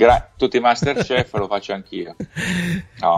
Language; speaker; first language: Italian; native; Italian